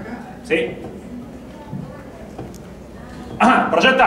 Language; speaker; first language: Spanish; non-native, learner; Romanian